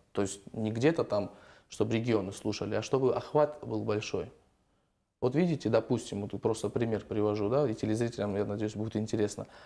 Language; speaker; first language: Russian; non-native, local second language; Armenian